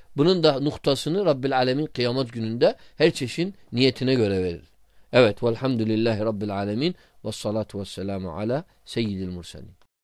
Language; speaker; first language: Turkish; non-native, fluent; Arabic